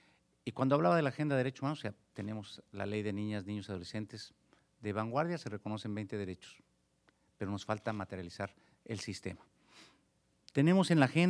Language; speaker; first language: Spanish; native; Spanish